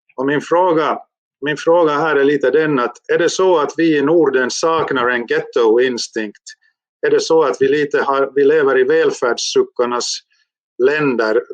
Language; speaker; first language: Swedish; native; Swedish